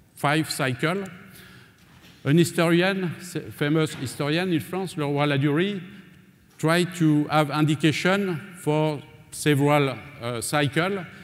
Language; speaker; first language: English; non-native, learner; French